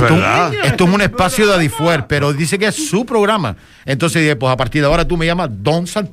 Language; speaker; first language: Spanish; native; Spanish